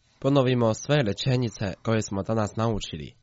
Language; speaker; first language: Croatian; non-native, fluent; Chinese